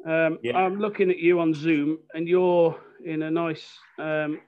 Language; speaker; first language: English; native; English